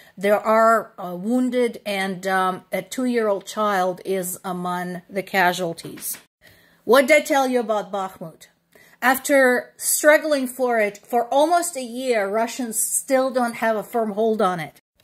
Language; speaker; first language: English; non-native, fluent; Russian